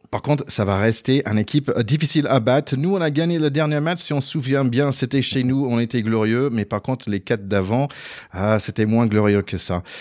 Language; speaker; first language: French; non-native, fluent; English